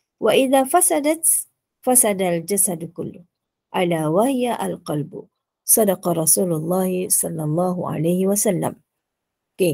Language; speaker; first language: Arabic; non-native, fluent; Malay